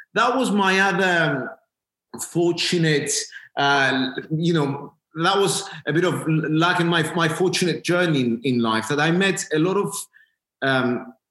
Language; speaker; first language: English; non-native, fluent; Greek